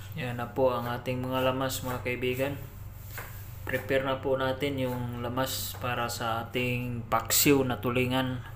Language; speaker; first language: Filipino; non-native, local second language; Cebuano